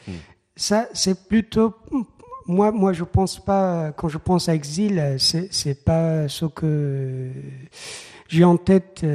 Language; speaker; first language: French; non-native, fluent; Persian